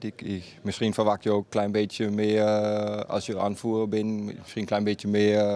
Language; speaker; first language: Dutch; non-native, fluent; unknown